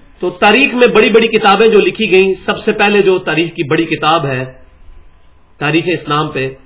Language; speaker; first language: Urdu; non-native, local second language; Punjabi